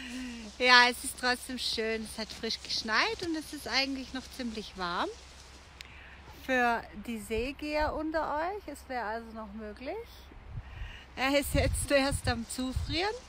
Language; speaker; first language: German; native; German